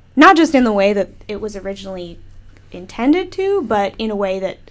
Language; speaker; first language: English; native; English